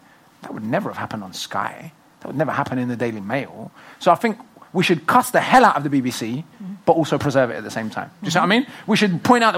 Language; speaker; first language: English; native; English